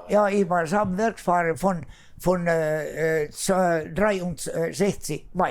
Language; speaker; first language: German; non-native, fluent; Finnish